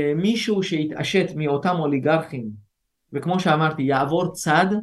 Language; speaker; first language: Hebrew; early bilingual, other home language; Persian